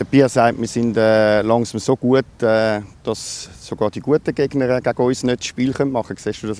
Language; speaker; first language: German; native; German